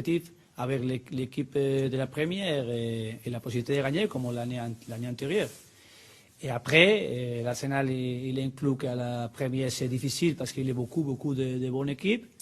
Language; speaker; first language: French; non-native, learner; Spanish